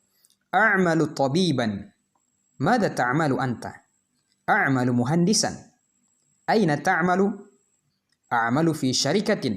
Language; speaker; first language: Arabic; non-native, fluent; Indonesian